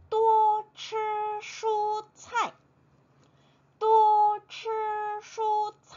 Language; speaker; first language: Chinese; non-native, fluent; Korean